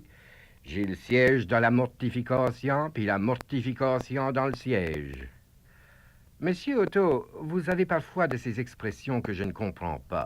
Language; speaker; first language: French; native; French